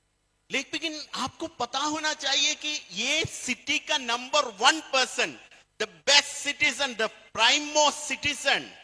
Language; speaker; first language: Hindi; non-native, fluent; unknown